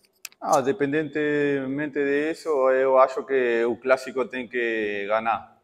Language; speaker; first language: Portuguese; non-native, fluent; Spanish